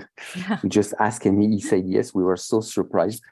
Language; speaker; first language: English; non-native, fluent; French